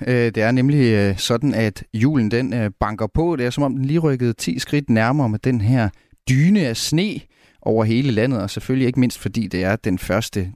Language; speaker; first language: Danish; native; Danish